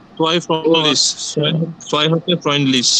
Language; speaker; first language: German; non-native, learner; Bangla